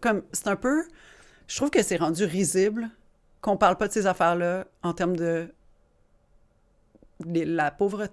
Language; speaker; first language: French; native; French